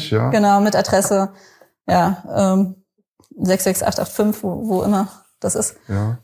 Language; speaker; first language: German; native; German